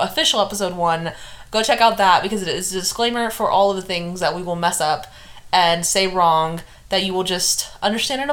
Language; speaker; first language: English; native; English